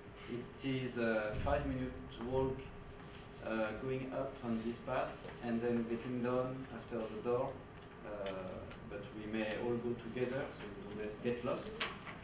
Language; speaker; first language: English; non-native, fluent; French